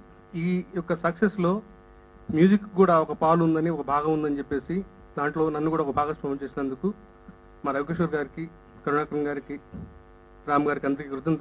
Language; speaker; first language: Telugu; native; Telugu